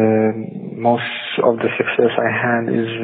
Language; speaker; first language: English; non-native, fluent; Arabic